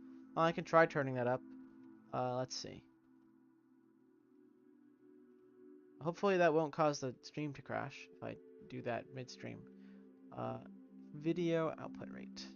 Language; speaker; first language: English; native; English